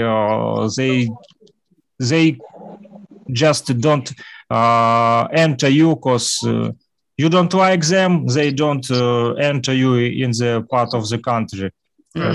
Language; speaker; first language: English; non-native, learner; Russian